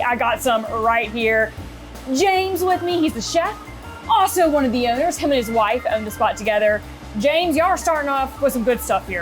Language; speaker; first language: English; native; English